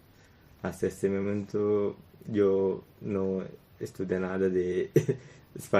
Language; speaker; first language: Spanish; non-native, learner; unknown